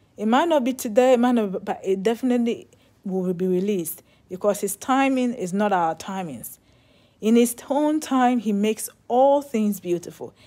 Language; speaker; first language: English; non-native, local second language; Akan